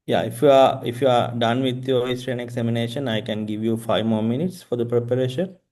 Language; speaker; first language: English; non-native, local second language; Sinhala